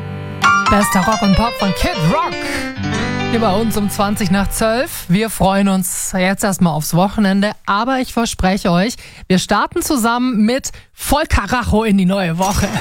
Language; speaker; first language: German; native; German